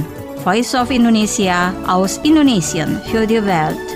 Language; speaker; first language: German; non-native, fluent; Indonesian